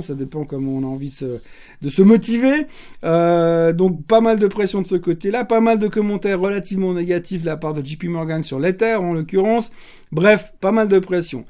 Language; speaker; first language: French; native; French